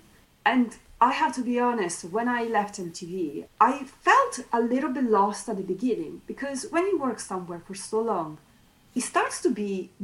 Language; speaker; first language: English; non-native, fluent; Italian